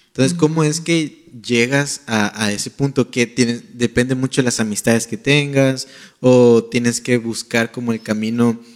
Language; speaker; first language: Spanish; native; Spanish